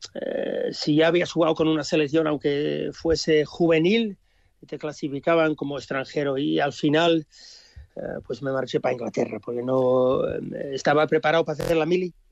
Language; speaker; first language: Spanish; early bilingual, heritage; English